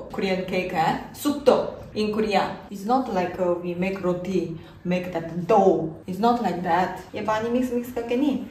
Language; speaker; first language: English; non-native, learner; Korean